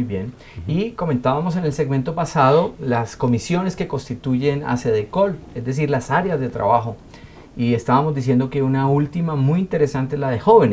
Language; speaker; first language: Spanish; native; Spanish